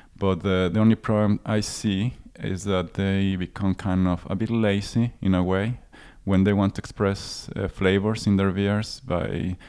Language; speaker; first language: English; non-native, fluent; Spanish